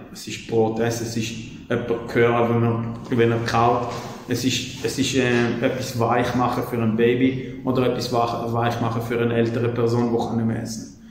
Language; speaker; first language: German; non-native, fluent; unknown